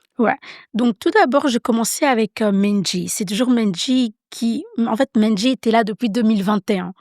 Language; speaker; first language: French; early bilingual, other home language; Lingala